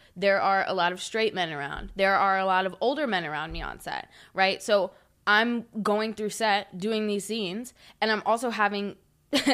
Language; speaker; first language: English; native; English